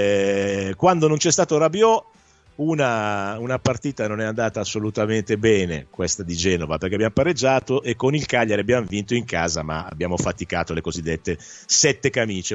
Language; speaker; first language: Italian; native; Italian